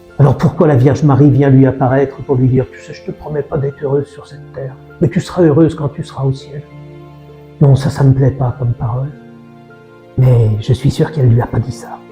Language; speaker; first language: French; native; French